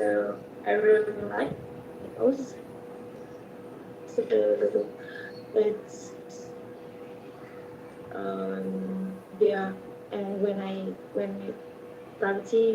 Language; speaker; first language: English; non-native, learner; Vietnamese